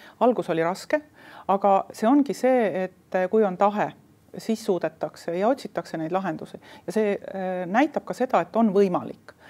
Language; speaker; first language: Estonian; native; Estonian